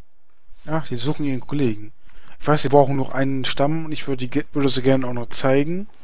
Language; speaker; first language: German; native; German